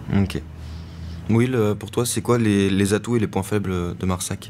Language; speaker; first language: French; native; French